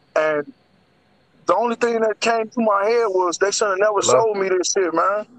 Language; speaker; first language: English; native; English